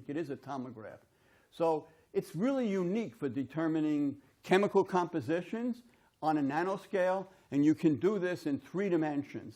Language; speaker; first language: English; native; English